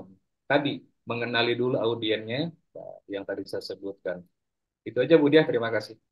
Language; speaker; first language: Indonesian; native; Indonesian